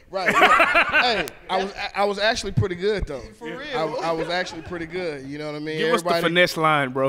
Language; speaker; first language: English; native; English